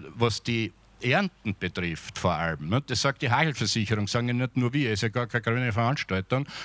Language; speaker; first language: German; native; German